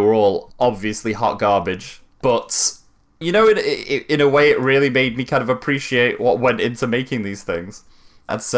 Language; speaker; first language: English; native; English